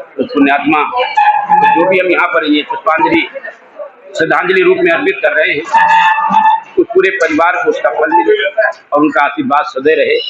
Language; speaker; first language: Hindi; native; Hindi